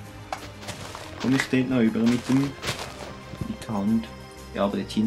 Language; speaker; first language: German; native; German